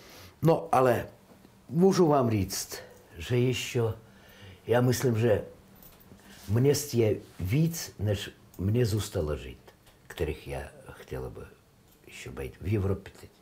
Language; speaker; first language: Czech; non-native, learner; Russian